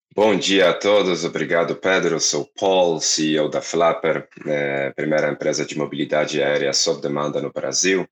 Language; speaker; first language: Portuguese; non-native, fluent; Polish